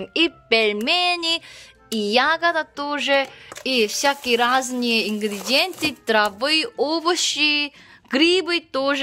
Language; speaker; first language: Russian; non-native, fluent; Korean